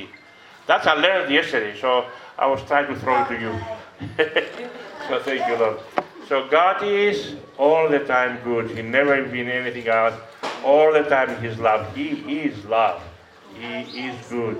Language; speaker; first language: English; non-native, fluent; Greek